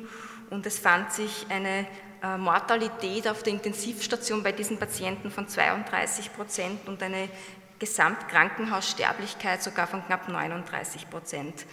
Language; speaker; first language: German; native; German